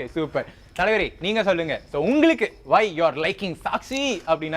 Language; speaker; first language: Tamil; native; Tamil